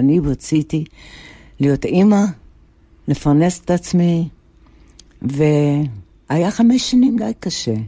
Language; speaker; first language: Hebrew; non-native, fluent; English